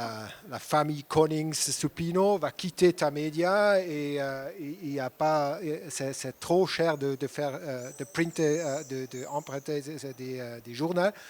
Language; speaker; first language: French; non-native, local second language; German